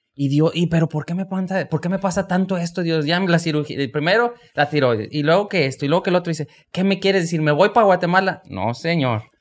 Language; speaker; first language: Spanish; native; Spanish